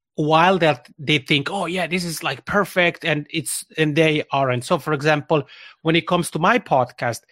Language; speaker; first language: English; non-native, fluent; Italian